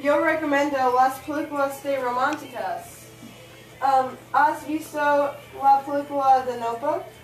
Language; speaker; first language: Spanish; non-native, learner; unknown